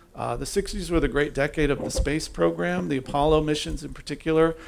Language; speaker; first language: English; native; English